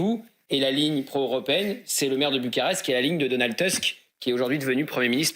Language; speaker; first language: French; native; French